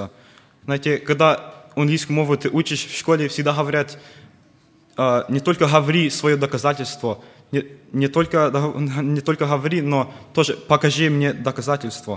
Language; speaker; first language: Russian; early bilingual, heritage; Russian